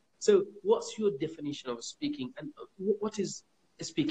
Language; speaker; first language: English; non-native, fluent; Persian